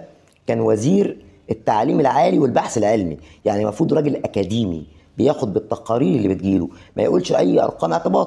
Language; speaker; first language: Arabic; native; Arabic